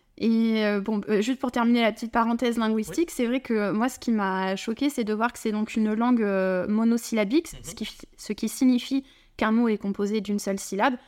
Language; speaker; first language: French; native; French